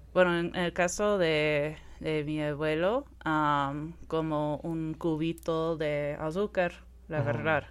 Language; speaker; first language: Spanish; non-native, fluent; English